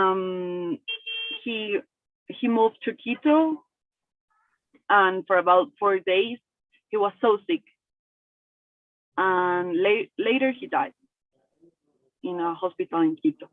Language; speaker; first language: English; non-native, learner; Spanish